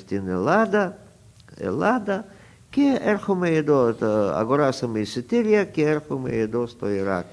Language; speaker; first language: Greek; non-native, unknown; Russian